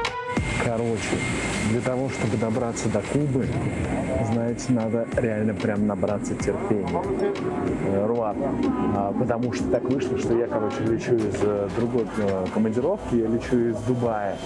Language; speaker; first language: Russian; native; Russian